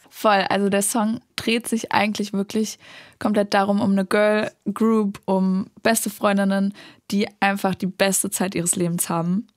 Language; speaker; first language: German; native; German